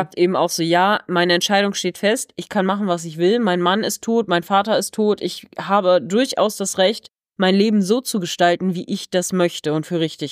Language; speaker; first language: German; native; German